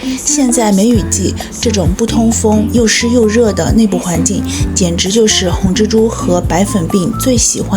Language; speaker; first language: Chinese; native; Chinese